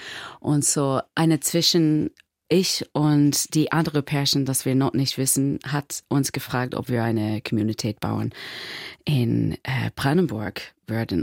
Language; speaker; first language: German; non-native, learner; English